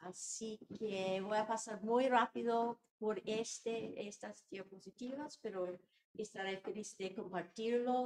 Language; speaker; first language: Spanish; non-native, fluent; English